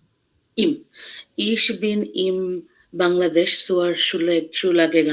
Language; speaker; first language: German; non-native, learner; Bangla